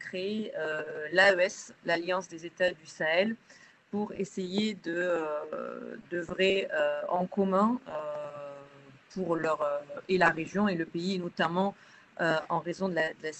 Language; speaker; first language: French; native; French